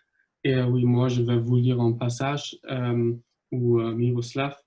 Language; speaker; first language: French; non-native, fluent; German